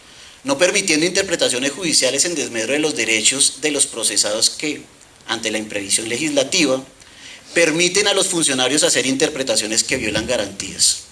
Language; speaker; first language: Spanish; native; Spanish